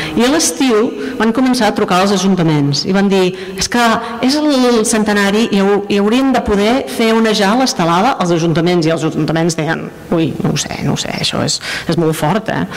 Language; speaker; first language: Catalan; non-native, fluent; English